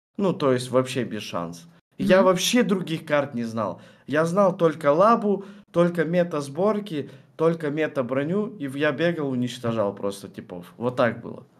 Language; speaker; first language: Russian; native; Russian